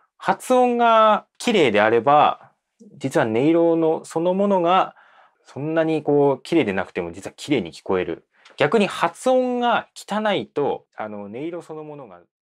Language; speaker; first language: Japanese; native; Japanese